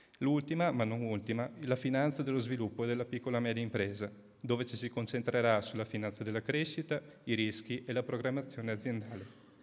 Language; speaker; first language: Italian; native; Italian